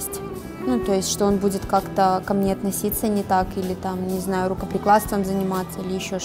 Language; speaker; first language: Russian; native; Russian